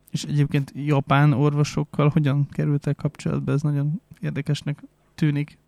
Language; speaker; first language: Hungarian; native; Hungarian